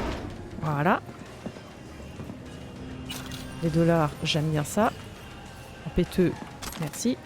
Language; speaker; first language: French; native; French